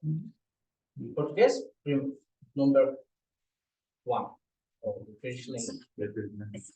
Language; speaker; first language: English; non-native, learner; Spanish